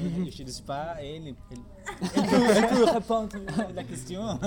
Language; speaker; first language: French; non-native, learner; Spanish